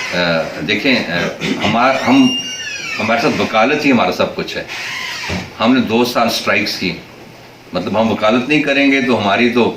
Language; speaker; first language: Urdu; non-native, local second language; Northern Hindko